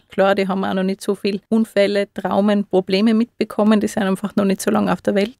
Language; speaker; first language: German; native; German